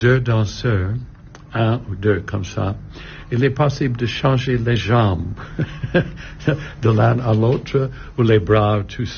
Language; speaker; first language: French; non-native, learner; English